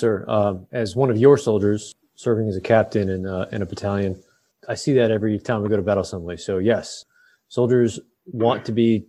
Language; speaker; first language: English; native; English